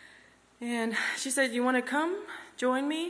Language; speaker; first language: English; non-native, fluent; Kazakh